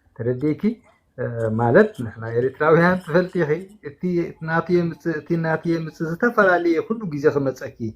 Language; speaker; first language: Tigrinya; native; Tigrinya